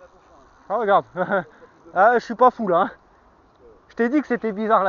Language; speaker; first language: French; native; French